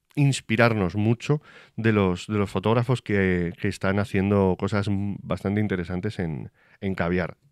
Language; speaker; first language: Spanish; native; Spanish